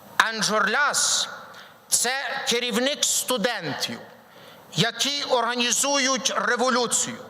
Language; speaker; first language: Ukrainian; early bilingual, heritage; Ukrainian